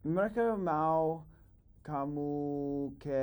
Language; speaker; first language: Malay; non-native, learner; English